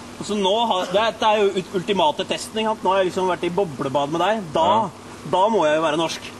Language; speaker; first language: Norwegian; early bilingual, other home language; Urdu